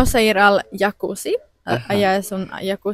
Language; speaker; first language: Spanish; non-native, learner; Finnish